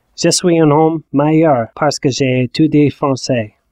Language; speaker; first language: French; non-native, learner; English